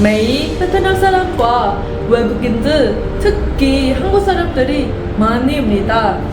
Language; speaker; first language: Korean; non-native, learner; Vietnamese